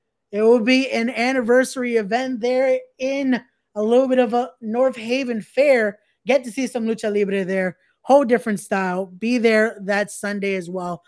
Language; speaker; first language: English; early bilingual, other home language; Spanish